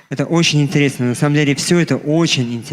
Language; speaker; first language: Russian; native; Russian